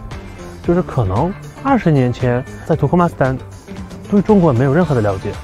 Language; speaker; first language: Chinese; non-native, fluent; Turkmen